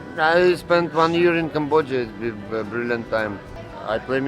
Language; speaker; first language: English; non-native, learner; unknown